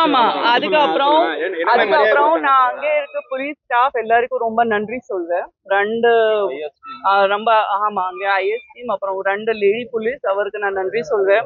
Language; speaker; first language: Tamil; non-native, local second language; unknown